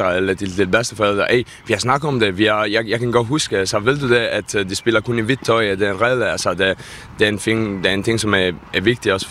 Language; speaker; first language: Danish; non-native, fluent; Italian